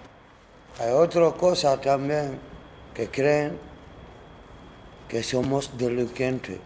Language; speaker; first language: Spanish; non-native, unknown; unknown